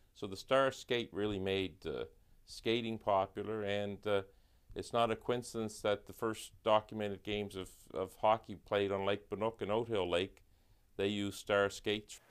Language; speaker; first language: English; native; English